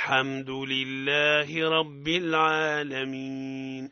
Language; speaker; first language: Arabic; native; Arabic